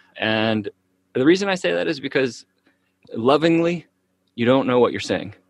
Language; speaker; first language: English; native; English